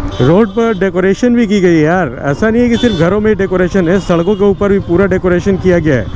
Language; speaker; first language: Hindi; native; Hindi